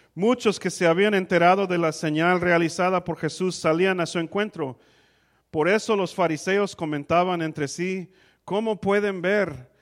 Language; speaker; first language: Spanish; non-native, fluent; English